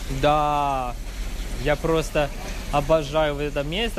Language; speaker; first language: Russian; non-native, learner; Chinese